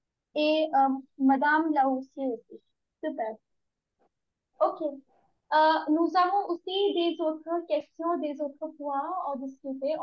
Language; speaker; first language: French; non-native, learner; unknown